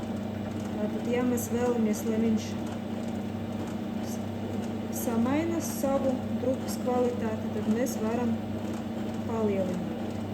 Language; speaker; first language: Latvian; native; Latvian